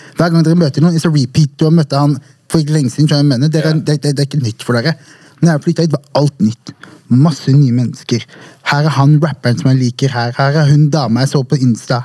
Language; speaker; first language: Norwegian; early bilingual, other home language; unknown